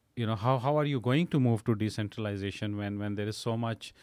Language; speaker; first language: English; non-native, local second language; Punjabi